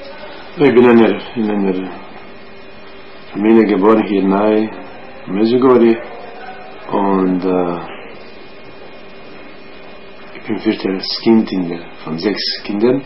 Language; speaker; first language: German; non-native, fluent; Croatian